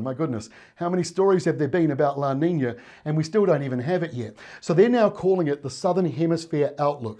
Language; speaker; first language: English; native; English